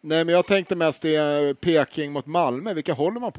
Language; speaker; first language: Swedish; native; Swedish